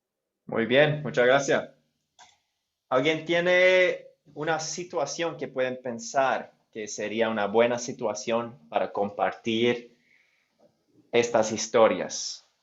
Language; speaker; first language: Spanish; non-native, fluent; English